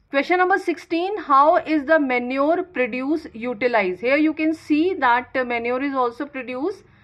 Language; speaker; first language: English; non-native, local second language; Hindi